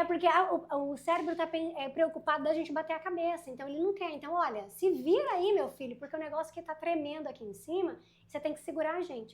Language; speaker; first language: Portuguese; native; Portuguese